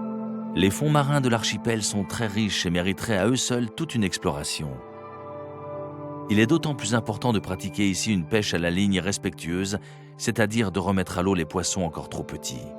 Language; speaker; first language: French; native; French